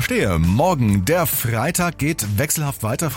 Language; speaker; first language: German; native; German